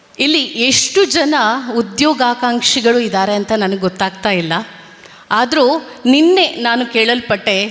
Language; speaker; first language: Kannada; non-native, local second language; Tulu